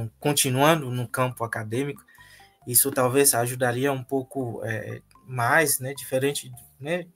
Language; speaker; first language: Portuguese; non-native, fluent; Haitian Creole